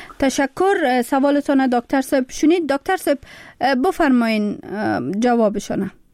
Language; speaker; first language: Persian; native; Persian